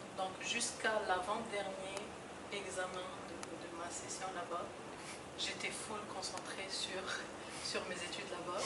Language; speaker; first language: French; non-native, local second language; Arabic